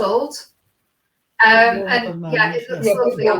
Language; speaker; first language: English; native; English